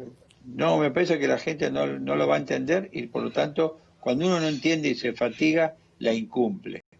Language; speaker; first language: Spanish; native; Spanish